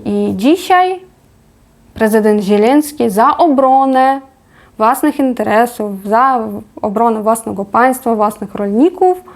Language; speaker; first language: Polish; non-native, fluent; Ukrainian